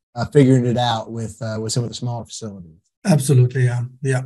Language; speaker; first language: English; non-native, fluent; German